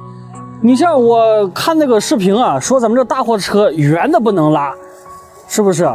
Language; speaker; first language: Chinese; native; Chinese